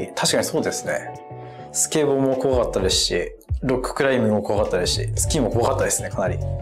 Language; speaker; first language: Japanese; native; Japanese